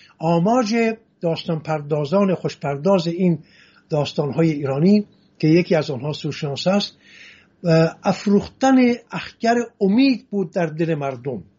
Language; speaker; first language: Persian; non-native, local second language; Assyrian Neo-Aramaic